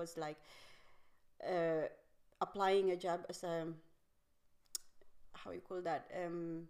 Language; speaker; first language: English; non-native, local second language; Filipino